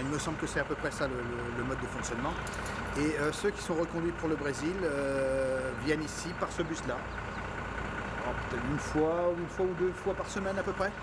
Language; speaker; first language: French; native; French